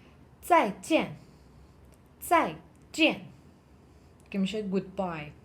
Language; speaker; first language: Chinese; non-native, fluent; Persian